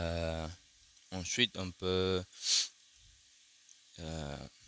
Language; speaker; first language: French; non-native, learner; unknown